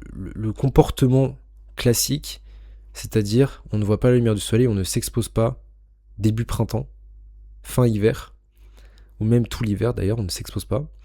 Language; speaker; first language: French; native; French